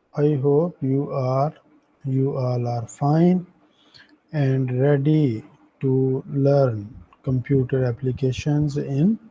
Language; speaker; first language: English; non-native, local second language; Urdu